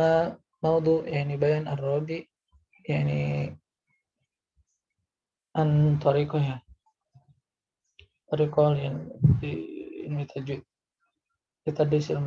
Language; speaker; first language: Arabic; non-native, learner; Indonesian